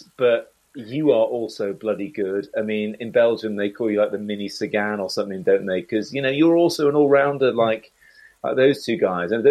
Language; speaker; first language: English; native; English